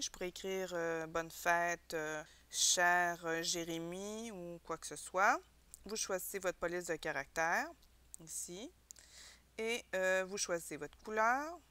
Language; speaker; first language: French; native; French